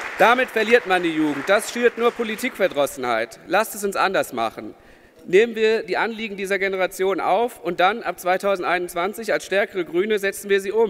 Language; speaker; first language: German; native; German